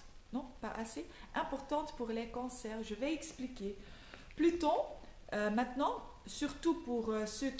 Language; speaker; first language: French; non-native, local second language; Dutch